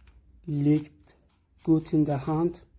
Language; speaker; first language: German; non-native, fluent; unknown